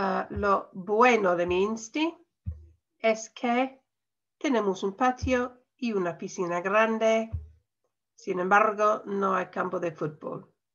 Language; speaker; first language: Spanish; non-native, fluent; English